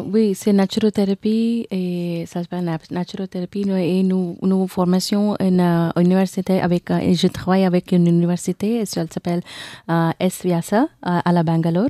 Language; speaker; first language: French; non-native, learner; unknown